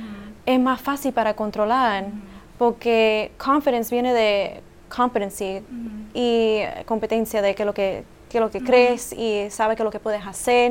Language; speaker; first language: Spanish; early bilingual, heritage; English